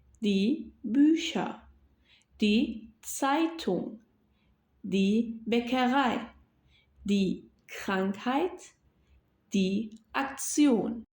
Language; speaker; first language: German; non-native, fluent; Turkish